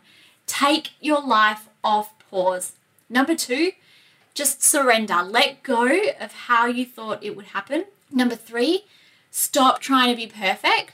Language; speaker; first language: English; native; English